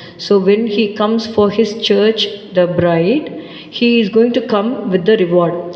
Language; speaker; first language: English; non-native, local second language; Tamil